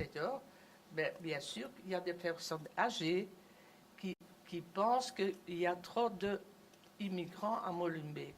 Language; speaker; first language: French; non-native, local second language; Dutch